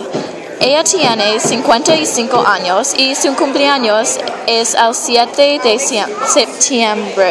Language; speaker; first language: Spanish; non-native, learner; English